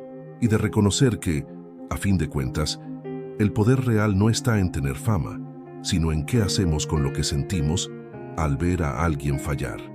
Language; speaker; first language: Spanish; native; Spanish